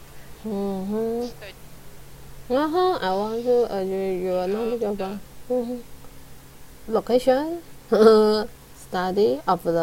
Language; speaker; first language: English; non-native, learner; Chinese